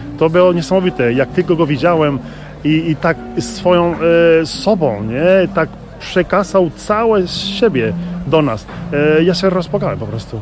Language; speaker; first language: Polish; non-native, fluent; Spanish